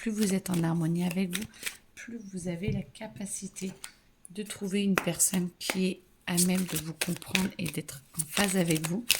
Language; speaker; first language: French; native; French